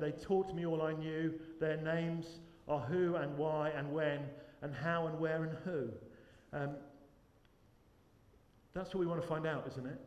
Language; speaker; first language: English; native; English